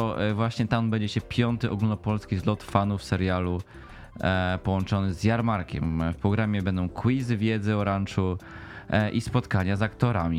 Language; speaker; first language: Polish; native; Polish